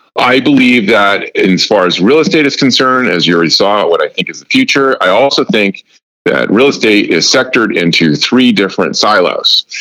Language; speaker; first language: English; native; English